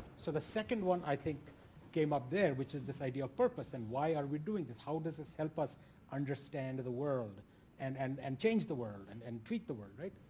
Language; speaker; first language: English; non-native, local second language; Hindi